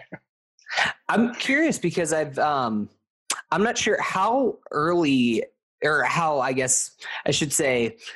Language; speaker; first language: English; native; English